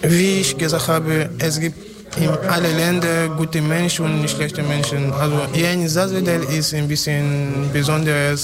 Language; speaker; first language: German; non-native, learner; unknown